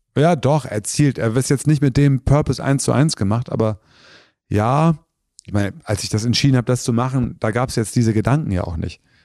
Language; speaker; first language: German; early bilingual, other home language; Turkish